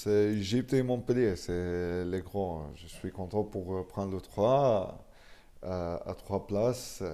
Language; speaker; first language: French; non-native, learner; Arabic